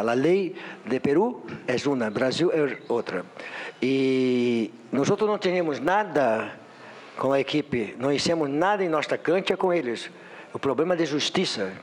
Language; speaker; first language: Portuguese; non-native, learner; Spanish